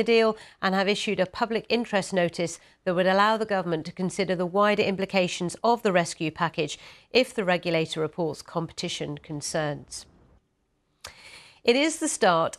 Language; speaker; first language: English; native; English